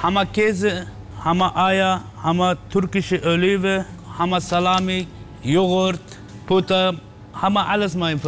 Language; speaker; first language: German; non-native, learner; Turkish